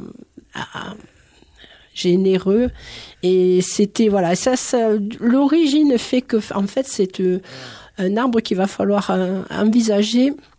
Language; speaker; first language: French; native; French